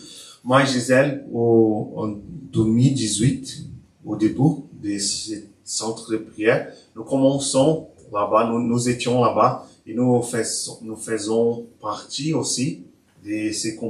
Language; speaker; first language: French; non-native, learner; Portuguese